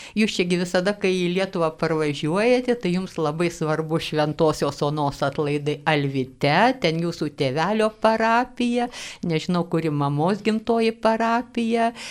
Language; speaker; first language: Lithuanian; native; Lithuanian